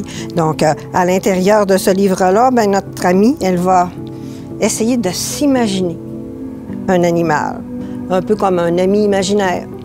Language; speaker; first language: French; native; French